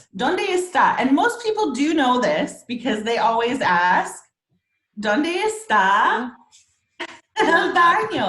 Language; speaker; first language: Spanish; non-native, fluent; English